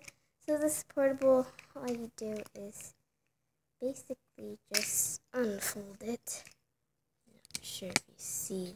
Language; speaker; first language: English; native; English